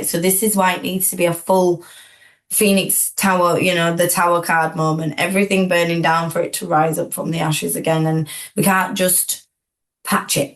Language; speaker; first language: English; native; English